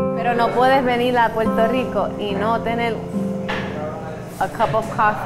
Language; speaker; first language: Spanish; early bilingual, other home language; English